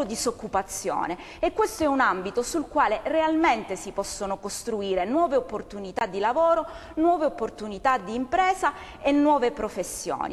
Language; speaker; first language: Italian; native; Italian